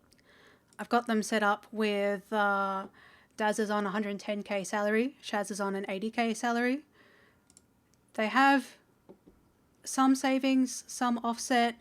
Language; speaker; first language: English; native; English